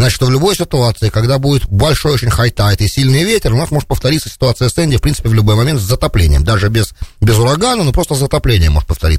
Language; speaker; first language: Russian; native; Russian